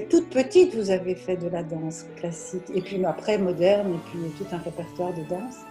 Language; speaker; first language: French; native; French